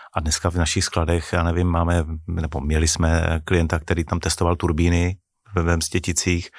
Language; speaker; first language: Czech; native; Czech